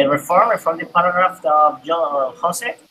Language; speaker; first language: English; non-native, learner; Spanish